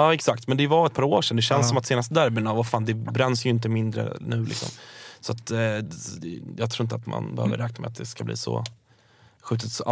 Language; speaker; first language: Swedish; native; Swedish